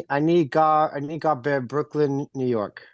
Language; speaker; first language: Hebrew; non-native, learner; English